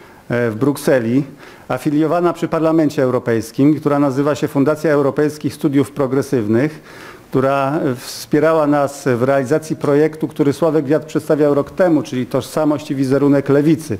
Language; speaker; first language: Polish; native; Polish